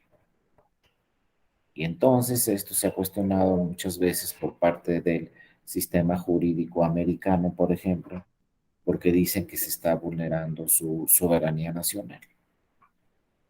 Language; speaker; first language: Spanish; native; Spanish